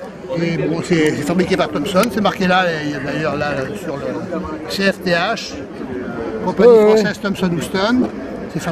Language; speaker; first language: French; native; French